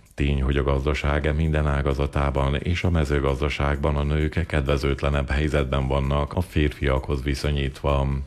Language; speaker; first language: Hungarian; native; Hungarian